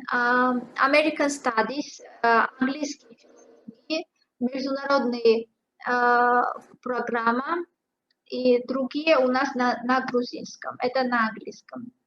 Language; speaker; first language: Russian; non-native, fluent; Georgian